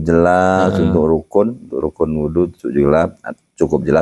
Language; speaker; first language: Indonesian; native; Indonesian